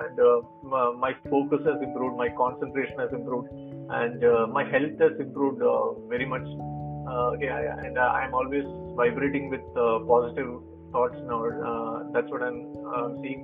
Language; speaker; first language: English; non-native, local second language; Malayalam